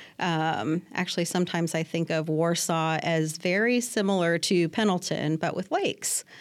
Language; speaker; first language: English; native; English